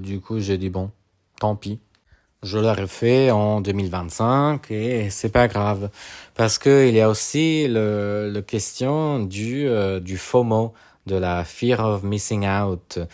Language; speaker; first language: French; non-native, fluent; Italian